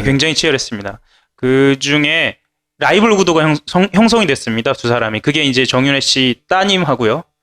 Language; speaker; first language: Korean; native; Korean